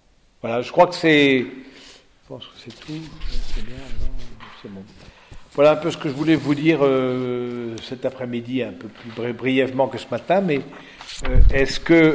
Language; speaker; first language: French; native; French